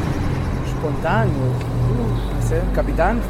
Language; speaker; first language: German; non-native, learner; Spanish